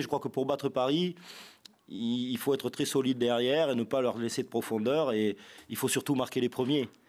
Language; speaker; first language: French; native; French